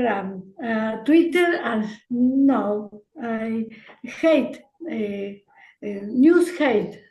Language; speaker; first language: English; non-native, learner; Spanish